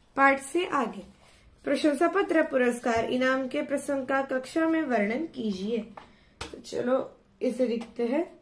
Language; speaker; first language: Hindi; non-native, local second language; Marathi